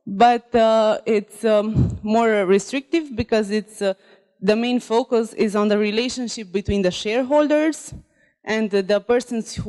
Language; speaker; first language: English; non-native, fluent; Romanian